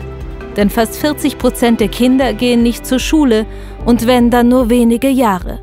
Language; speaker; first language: German; native; German